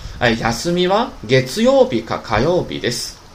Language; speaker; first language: Japanese; non-native, fluent; Chinese